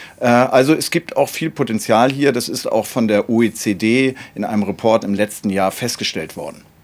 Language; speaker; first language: German; native; German